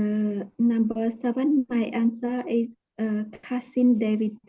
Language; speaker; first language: English; non-native, learner; Khmer